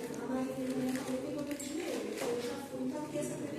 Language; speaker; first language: Portuguese; native; Portuguese